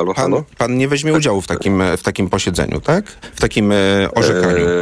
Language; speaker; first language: Polish; native; Polish